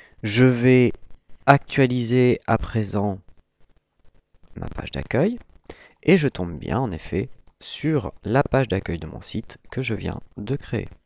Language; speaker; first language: French; native; French